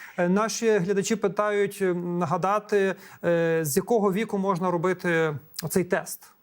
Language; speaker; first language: Ukrainian; native; Ukrainian